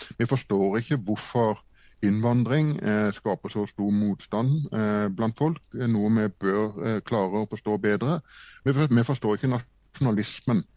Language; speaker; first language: Norwegian; native; Norwegian